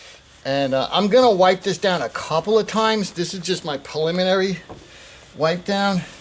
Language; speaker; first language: English; native; English